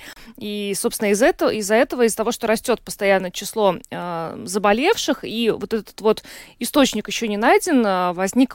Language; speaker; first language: Russian; native; Russian